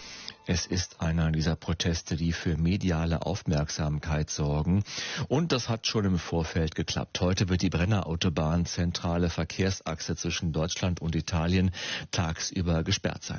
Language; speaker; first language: German; native; German